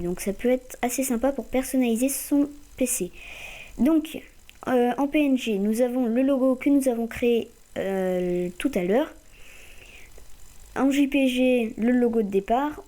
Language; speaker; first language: French; native; French